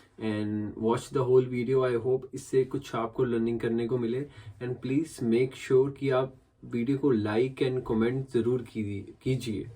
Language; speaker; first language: Hindi; native; Hindi